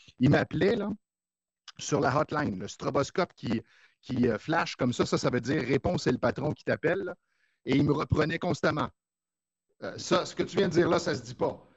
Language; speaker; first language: French; native; French